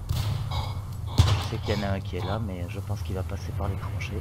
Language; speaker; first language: French; native; French